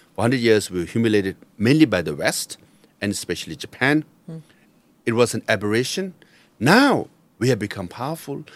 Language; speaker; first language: English; non-native, local second language; Nepali